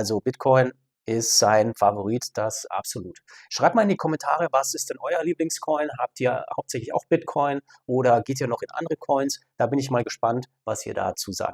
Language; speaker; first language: German; native; German